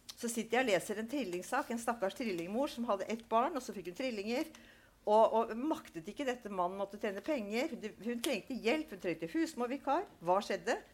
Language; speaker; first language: Norwegian; native; Norwegian